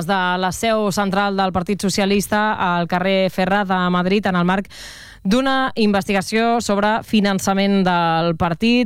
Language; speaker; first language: Catalan; native; Catalan